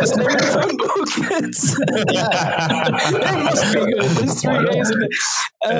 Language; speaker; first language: English; native; English